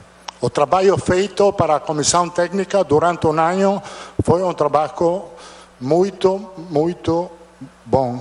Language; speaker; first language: Portuguese; non-native, learner; Italian